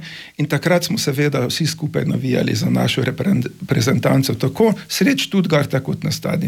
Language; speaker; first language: Slovenian; native; Slovenian